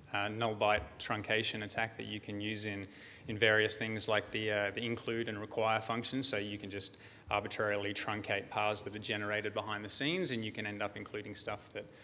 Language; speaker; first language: English; native; English